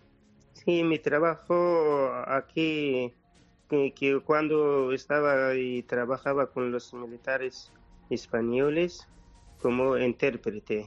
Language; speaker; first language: Spanish; non-native, learner; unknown